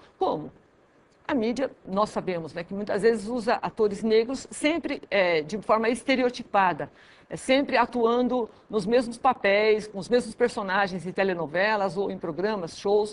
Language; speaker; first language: Portuguese; native; Portuguese